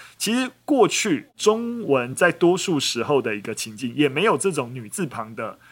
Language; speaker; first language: Chinese; native; Chinese